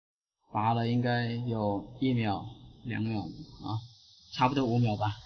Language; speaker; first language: Chinese; native; Chinese